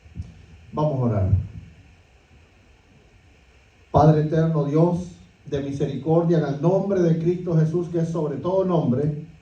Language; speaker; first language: Spanish; native; Spanish